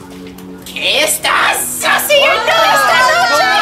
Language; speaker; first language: Spanish; non-native, learner; English